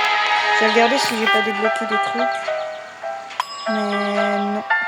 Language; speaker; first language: French; native; French